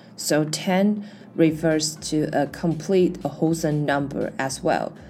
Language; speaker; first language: English; non-native, fluent; Chinese